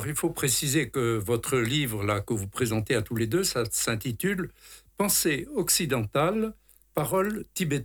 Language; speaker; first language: French; native; French